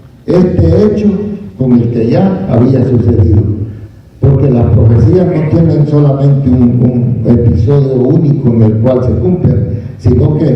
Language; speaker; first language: Spanish; native; Spanish